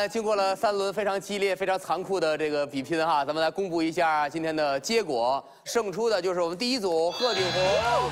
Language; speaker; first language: Chinese; native; Chinese